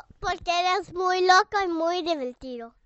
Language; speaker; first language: Spanish; early bilingual, heritage; Spanish